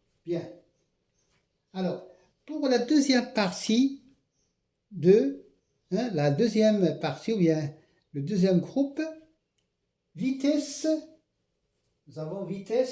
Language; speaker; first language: French; non-native, local second language; Arabic